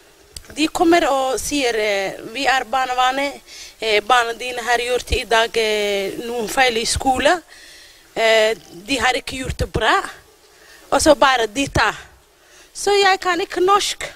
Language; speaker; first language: Norwegian; non-native, learner; Somali